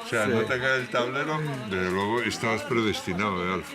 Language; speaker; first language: Spanish; native; Spanish